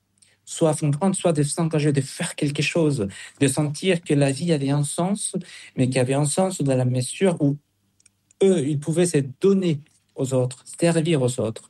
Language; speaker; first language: French; non-native, fluent; Spanish